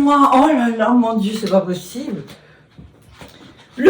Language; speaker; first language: French; native; French